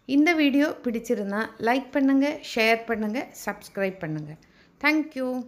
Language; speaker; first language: Tamil; non-native, local second language; Malayalam